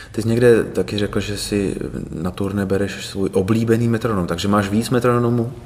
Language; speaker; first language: Czech; native; Czech